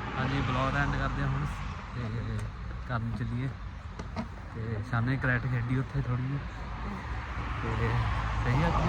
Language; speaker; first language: Punjabi; native; Punjabi